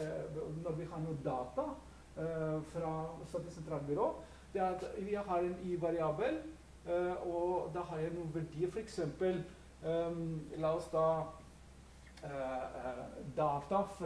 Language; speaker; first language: Norwegian; non-native, fluent; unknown